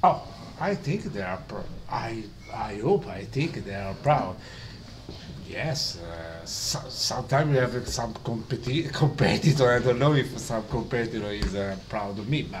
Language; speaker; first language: English; non-native, learner; Italian